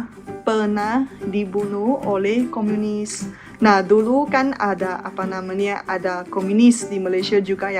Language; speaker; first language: Indonesian; non-native, fluent; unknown